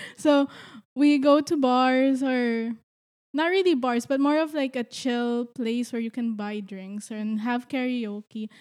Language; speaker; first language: English; non-native, local second language; Filipino